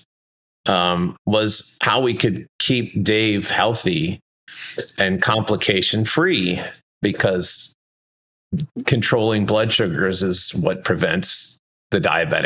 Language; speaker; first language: English; native; English